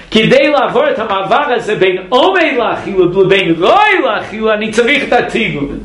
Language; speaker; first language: Hebrew; non-native, fluent; English